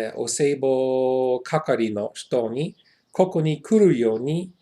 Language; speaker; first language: Japanese; non-native, learner; English